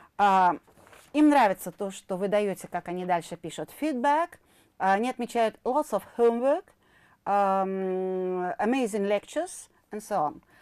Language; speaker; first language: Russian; native; Russian